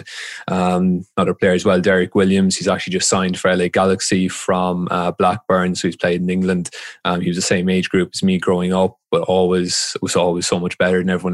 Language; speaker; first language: English; native; English